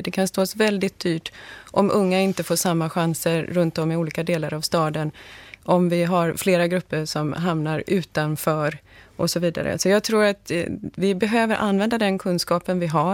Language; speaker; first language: Swedish; native; Swedish